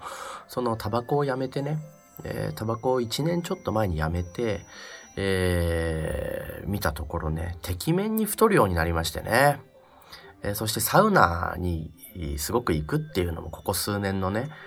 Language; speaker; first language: Japanese; native; Japanese